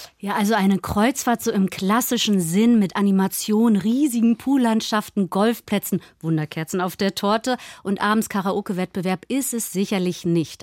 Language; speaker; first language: German; native; German